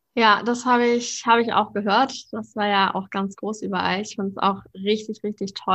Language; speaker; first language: German; native; German